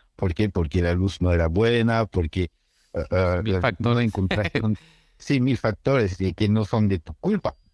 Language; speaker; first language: Spanish; non-native, fluent; French